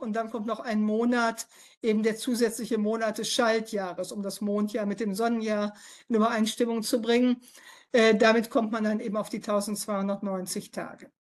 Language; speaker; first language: German; native; German